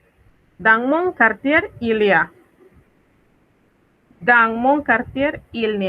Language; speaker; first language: French; non-native, fluent; Spanish